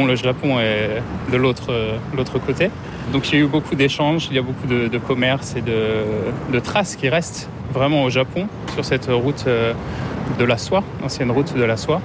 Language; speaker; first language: French; native; French